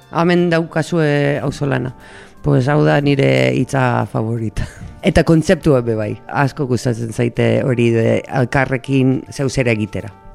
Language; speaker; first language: Basque; non-native, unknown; English